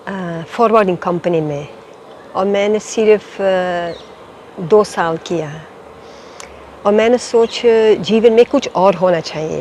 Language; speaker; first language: Hindi; non-native, fluent; Dutch